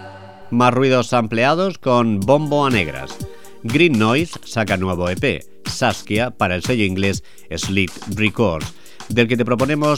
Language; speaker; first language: Spanish; native; Spanish